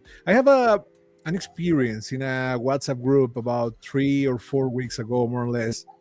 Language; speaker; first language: English; non-native, fluent; Spanish